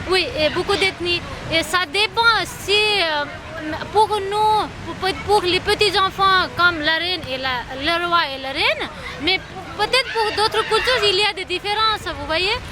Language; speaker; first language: French; non-native, fluent; Nepali